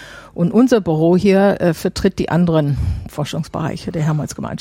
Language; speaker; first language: German; non-native, fluent; English